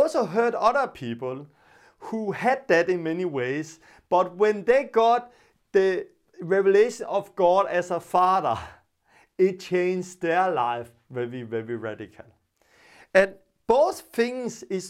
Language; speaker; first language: English; non-native, fluent; Danish